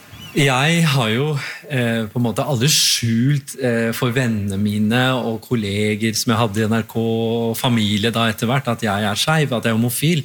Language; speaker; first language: Norwegian; early bilingual, other home language; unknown